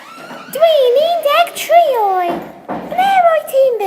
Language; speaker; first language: Welsh; non-native, local second language; English